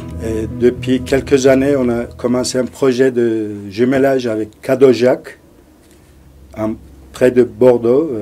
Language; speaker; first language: French; non-native, fluent; Turkish